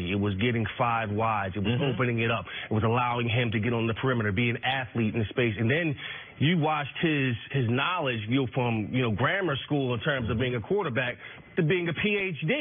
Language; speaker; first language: English; native; English